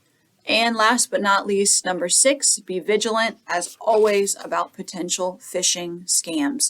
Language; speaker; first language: English; native; English